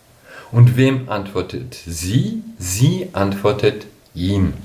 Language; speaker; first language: German; non-native, fluent; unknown